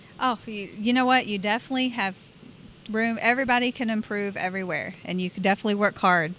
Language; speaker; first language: English; native; English